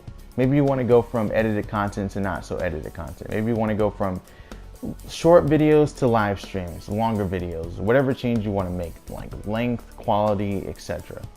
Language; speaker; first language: English; native; English